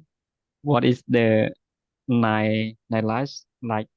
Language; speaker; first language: English; non-native, learner; Khmer